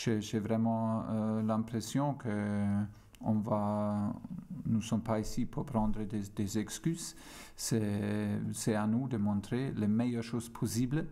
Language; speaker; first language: French; non-native, fluent; German